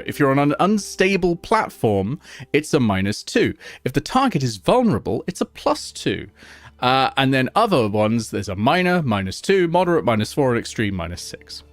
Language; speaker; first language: English; native; English